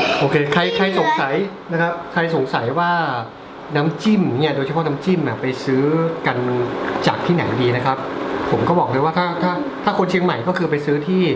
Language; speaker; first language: Thai; native; Thai